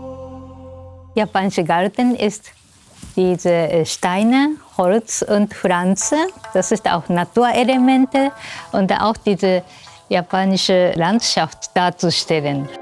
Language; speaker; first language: German; non-native, fluent; Japanese